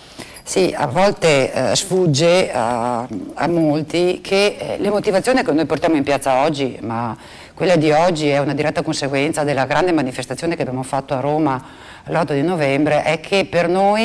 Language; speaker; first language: Italian; native; Italian